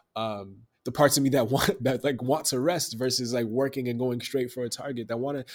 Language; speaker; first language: English; native; English